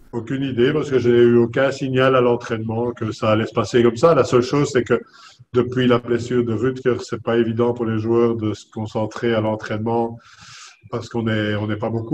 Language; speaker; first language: French; native; French